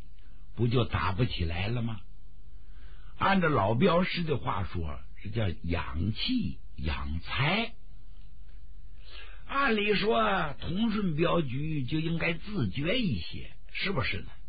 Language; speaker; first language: Chinese; native; Chinese